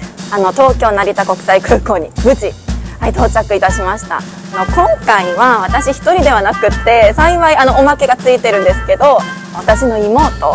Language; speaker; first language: Japanese; non-native, fluent; Korean